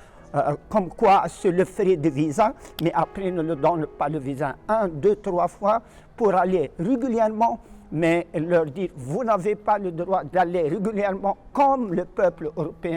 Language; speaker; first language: French; non-native, local second language; Arabic